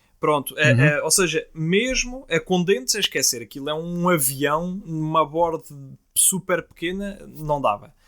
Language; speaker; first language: Portuguese; native; Portuguese